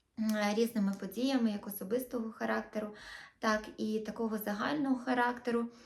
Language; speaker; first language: Ukrainian; non-native, local second language; Russian